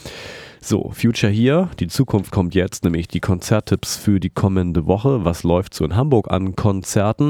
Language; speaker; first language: German; native; German